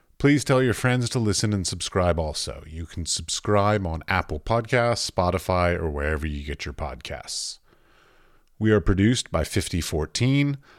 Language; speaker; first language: English; native; English